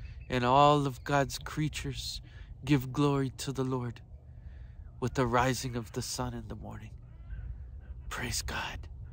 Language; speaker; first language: English; native; English